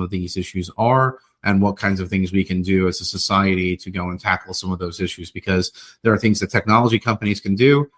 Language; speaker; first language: English; native; English